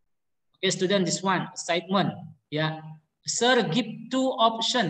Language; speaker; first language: English; non-native, learner; Indonesian